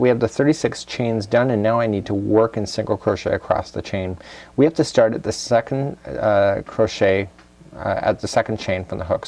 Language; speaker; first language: English; native; English